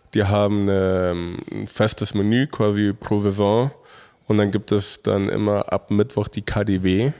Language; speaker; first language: German; non-native, fluent; Spanish